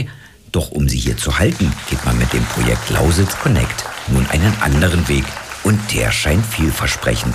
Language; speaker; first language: German; native; German